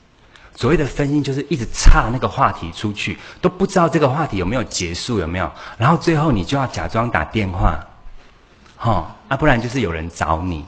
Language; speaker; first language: Chinese; native; Chinese